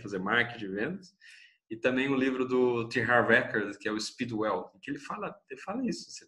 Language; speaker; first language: Portuguese; native; Portuguese